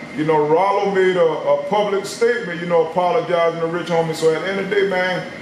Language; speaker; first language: English; native; English